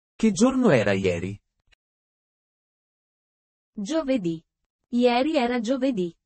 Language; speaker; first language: Italian; non-native, fluent; Sinhala